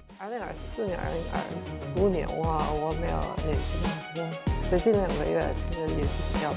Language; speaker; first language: Chinese; non-native, learner; English